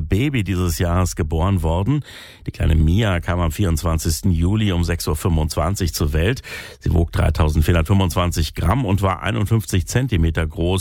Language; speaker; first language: German; native; German